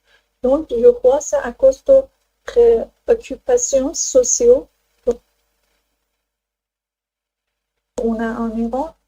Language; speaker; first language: French; non-native, learner; Persian